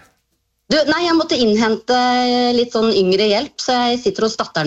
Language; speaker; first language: Norwegian; native; Norwegian